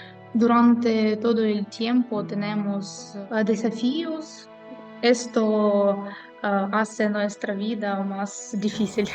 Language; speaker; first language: Spanish; non-native, fluent; Ukrainian